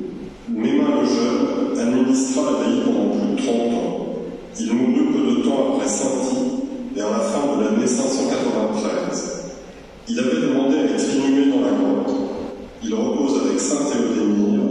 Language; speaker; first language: French; native; French